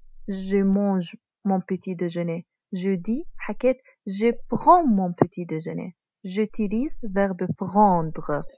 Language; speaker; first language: French; non-native, fluent; Arabic